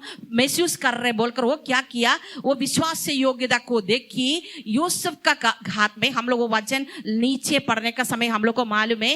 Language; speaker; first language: Hindi; non-native, local second language; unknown